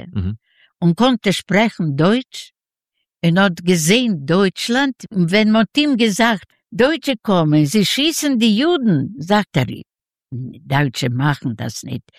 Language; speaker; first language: German; non-native, learner; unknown